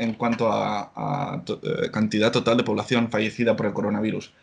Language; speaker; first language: Spanish; native; Spanish